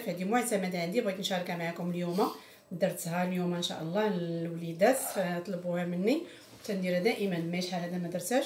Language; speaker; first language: Arabic; native; Arabic